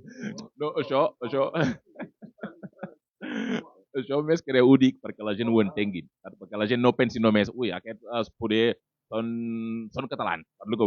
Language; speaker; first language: Catalan; non-native, fluent; Wolof